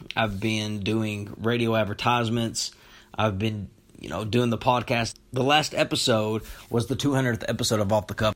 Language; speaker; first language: English; native; English